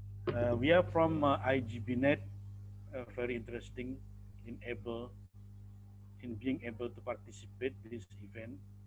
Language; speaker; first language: English; non-native, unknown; Indonesian